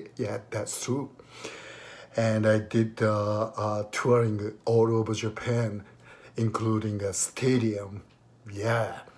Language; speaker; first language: English; non-native, fluent; Japanese